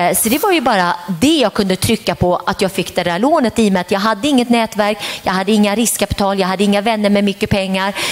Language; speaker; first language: Swedish; early bilingual, other home language; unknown